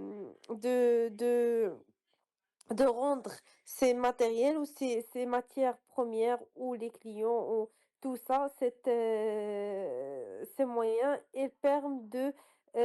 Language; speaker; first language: French; non-native, local second language; Arabic